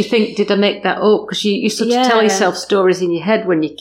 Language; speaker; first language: English; native; English